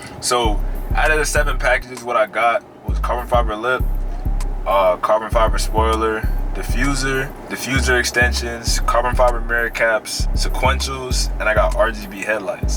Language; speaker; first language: English; native; English